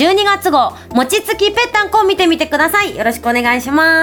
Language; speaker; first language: Japanese; native; Japanese